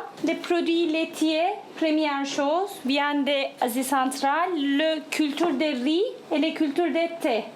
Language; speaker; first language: French; non-native, fluent; Turkish